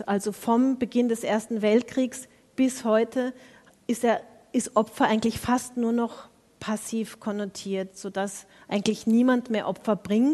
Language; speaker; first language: German; native; German